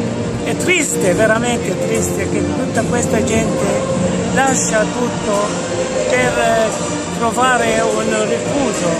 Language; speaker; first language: Italian; non-native, fluent; Arabic